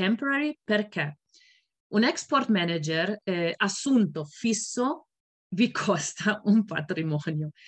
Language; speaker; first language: Italian; non-native, fluent; German